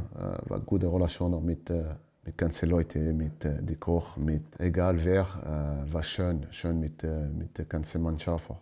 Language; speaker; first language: German; non-native, learner; French